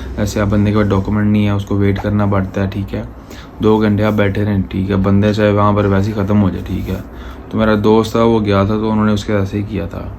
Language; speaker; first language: Urdu; non-native, local second language; Punjabi